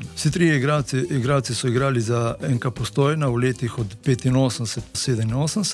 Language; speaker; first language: Slovenian; native; Slovenian